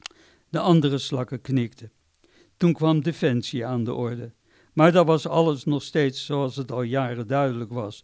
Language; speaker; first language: Dutch; native; Dutch